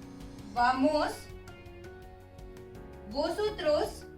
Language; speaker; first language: Spanish; non-native, fluent; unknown